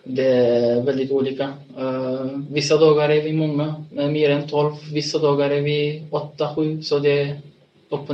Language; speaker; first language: Swedish; non-native, fluent; Tigrinya